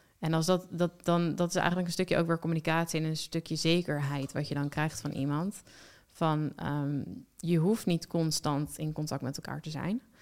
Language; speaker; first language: Dutch; native; Dutch